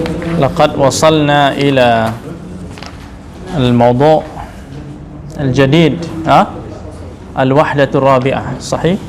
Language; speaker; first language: Arabic; non-native, fluent; Indonesian